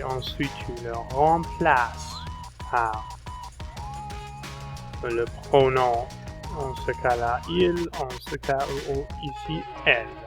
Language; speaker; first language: French; non-native, fluent; English